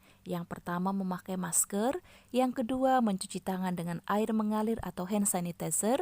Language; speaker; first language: Malay; native; Malay